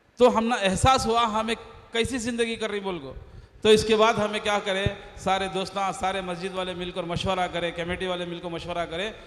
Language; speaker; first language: Hindi; non-native, local second language; Urdu